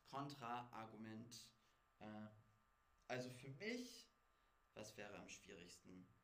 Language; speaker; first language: German; non-native, fluent; English